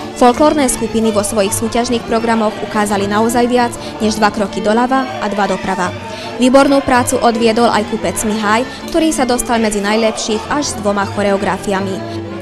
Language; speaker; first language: Slovak; non-native, local second language; Hungarian